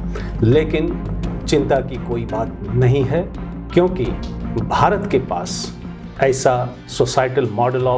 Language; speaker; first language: Hindi; native; Hindi